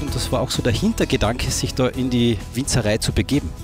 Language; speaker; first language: German; native; German